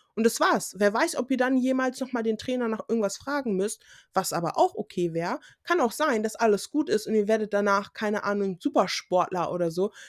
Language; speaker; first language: German; native; German